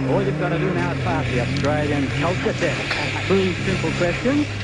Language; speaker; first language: English; native; English